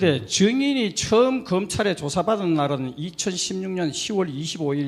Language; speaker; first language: Korean; native; Korean